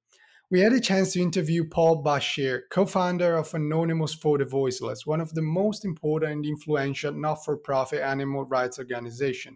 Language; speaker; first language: English; non-native, fluent; Italian